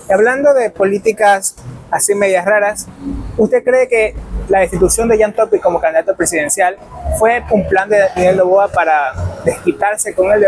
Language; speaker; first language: Spanish; native; Spanish